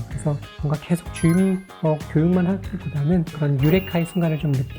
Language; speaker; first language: Korean; native; Korean